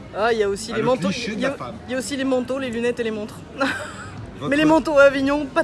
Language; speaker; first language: French; native; French